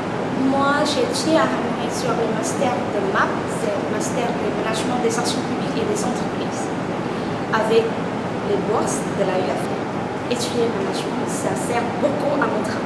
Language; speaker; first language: French; non-native, fluent; Lao